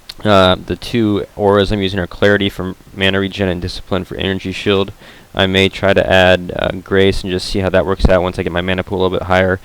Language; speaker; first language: English; native; English